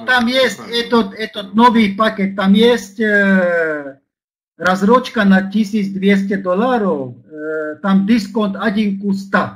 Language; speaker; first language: Polish; non-native, learner; Slovak